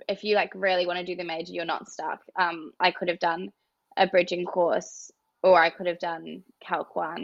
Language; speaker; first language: English; native; English